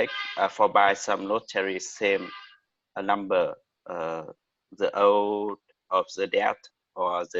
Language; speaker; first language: English; non-native, learner; Vietnamese